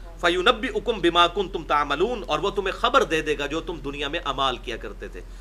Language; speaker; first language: Urdu; non-native, local second language; Punjabi